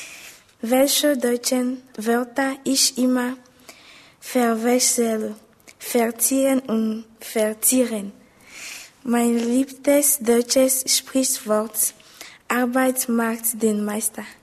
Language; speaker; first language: German; non-native, learner; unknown